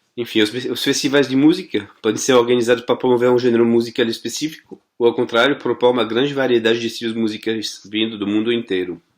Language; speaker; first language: Portuguese; non-native, fluent; French